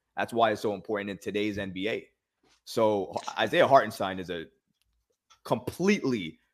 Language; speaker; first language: English; native; English